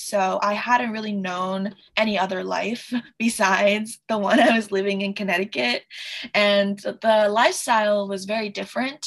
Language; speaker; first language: English; early bilingual, other home language; Chinese